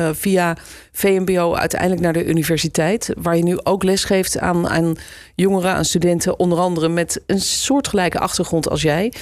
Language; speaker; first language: Dutch; native; Dutch